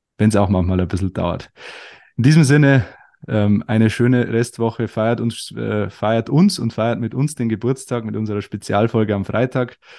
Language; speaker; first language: German; native; German